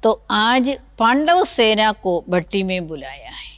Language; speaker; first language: Hindi; non-native, local second language; Malayalam